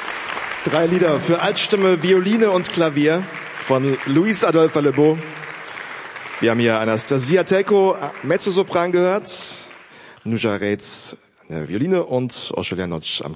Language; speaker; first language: German; native; German